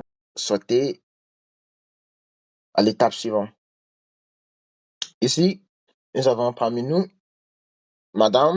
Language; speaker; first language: French; non-native, learner; English